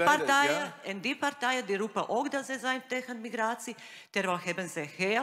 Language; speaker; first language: Dutch; non-native, fluent; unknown